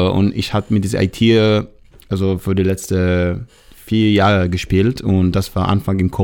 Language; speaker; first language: German; non-native, learner; Hebrew